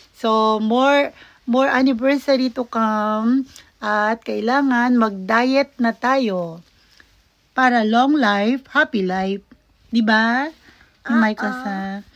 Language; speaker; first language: Filipino; native; Filipino